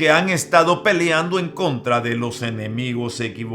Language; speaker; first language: Spanish; native; Spanish